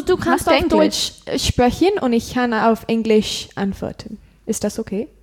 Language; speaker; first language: German; non-native, learner; English